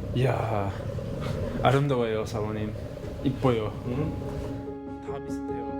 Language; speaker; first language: Korean; non-native, learner; English